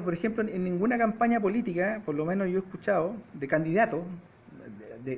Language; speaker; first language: Spanish; native; Spanish